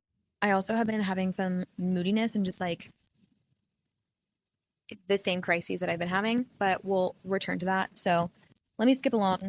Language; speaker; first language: English; native; English